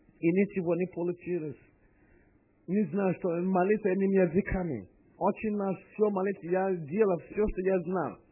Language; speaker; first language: Russian; non-native, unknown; English